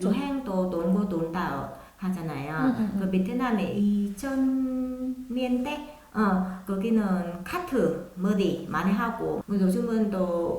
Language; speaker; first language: Korean; non-native, fluent; Vietnamese